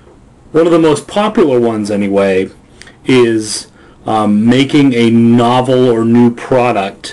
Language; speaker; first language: English; native; English